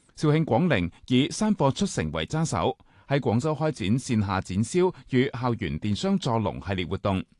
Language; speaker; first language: Chinese; non-native, local second language; Cantonese